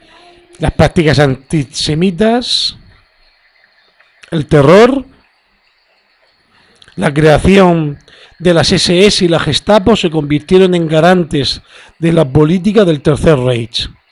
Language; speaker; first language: Spanish; native; Spanish